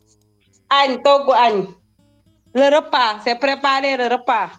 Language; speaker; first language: French; non-native, local second language; Wolof